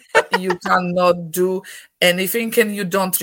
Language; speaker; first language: English; non-native, fluent; Polish